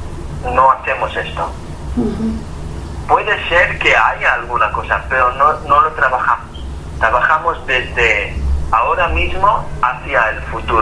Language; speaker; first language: Spanish; non-native, fluent; Hebrew